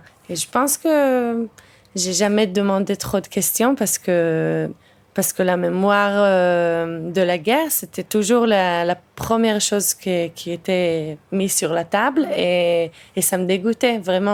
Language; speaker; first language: French; early bilingual, heritage; Hebrew